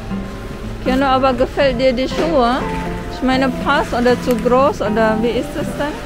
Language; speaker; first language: German; non-native, fluent; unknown